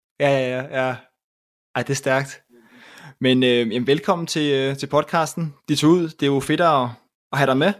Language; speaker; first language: Danish; native; Danish